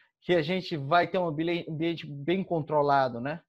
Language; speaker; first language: Portuguese; native; Portuguese